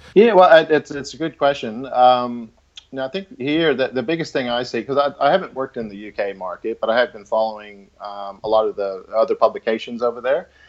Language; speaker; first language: English; native; English